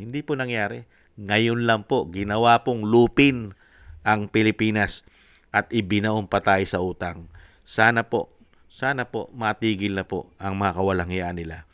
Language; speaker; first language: Filipino; native; Filipino